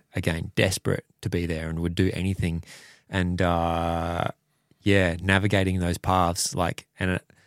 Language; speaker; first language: English; native; English